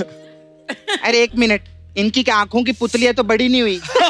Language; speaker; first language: Hindi; native; Hindi